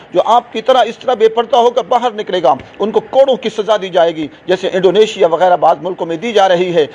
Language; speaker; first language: Urdu; non-native, local second language; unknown